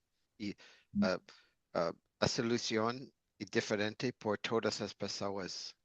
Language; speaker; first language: Portuguese; non-native, learner; English